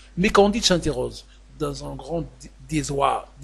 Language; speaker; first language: French; non-native, local second language; Arabic